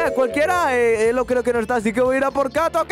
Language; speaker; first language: Spanish; native; Spanish